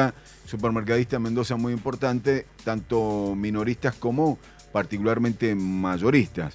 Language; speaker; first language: Spanish; native; Spanish